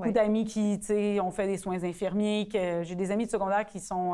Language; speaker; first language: French; native; French